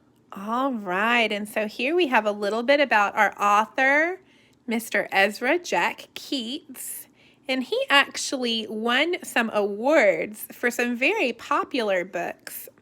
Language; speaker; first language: English; native; English